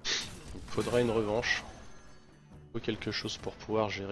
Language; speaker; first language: French; native; French